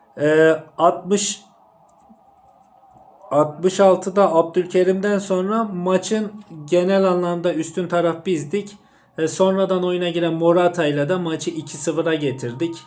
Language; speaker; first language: Turkish; native; Turkish